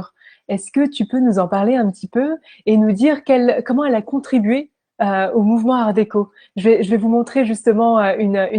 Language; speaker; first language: French; native; French